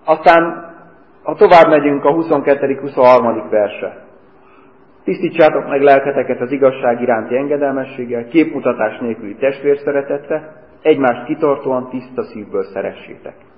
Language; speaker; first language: Hungarian; native; Hungarian